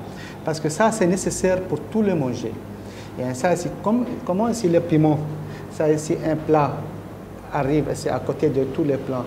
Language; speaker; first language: French; non-native, learner; Arabic